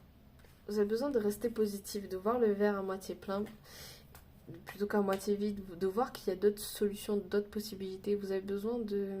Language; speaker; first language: French; native; French